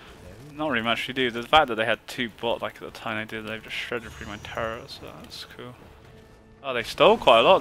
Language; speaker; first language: English; native; English